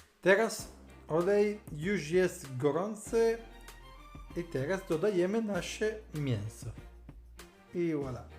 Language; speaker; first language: Polish; non-native, learner; Italian